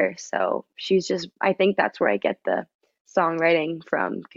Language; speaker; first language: English; native; English